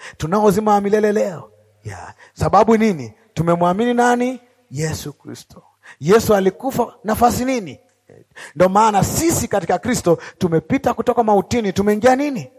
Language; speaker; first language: Swahili; native; Swahili